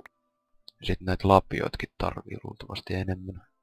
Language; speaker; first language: Finnish; native; Finnish